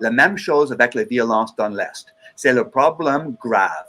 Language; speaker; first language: French; non-native, learner; English